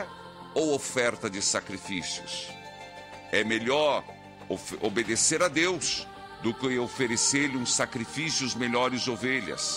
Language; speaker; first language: Portuguese; native; Portuguese